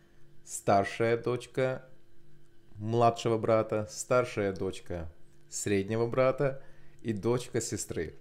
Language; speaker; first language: Russian; non-native, local second language; Azerbaijani